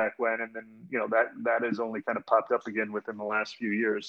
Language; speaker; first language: English; native; English